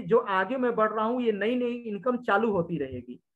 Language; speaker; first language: Hindi; native; Hindi